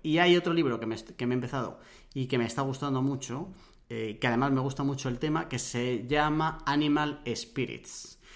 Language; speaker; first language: Spanish; native; Spanish